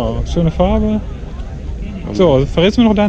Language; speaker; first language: German; native; German